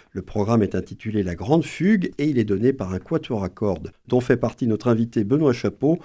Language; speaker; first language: French; native; French